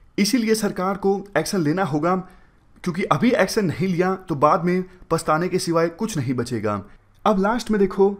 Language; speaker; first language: Hindi; native; Hindi